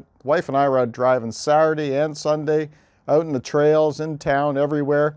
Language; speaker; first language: English; native; English